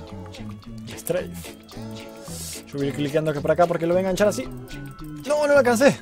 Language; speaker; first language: Spanish; native; Spanish